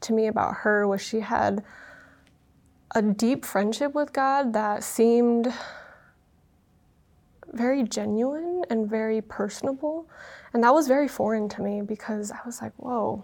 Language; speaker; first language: English; early bilingual, other home language; Vietnamese